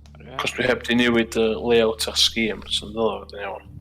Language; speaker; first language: Welsh; native; Welsh